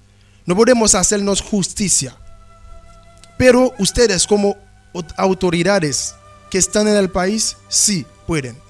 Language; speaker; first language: Spanish; non-native, learner; Haitian Creole